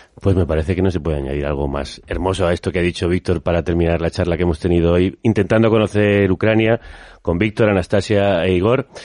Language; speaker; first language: Spanish; native; Spanish